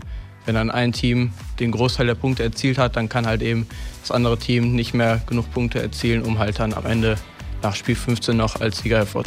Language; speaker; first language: German; native; German